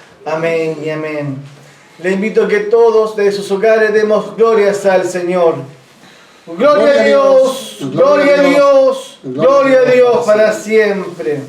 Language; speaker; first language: Spanish; native; Spanish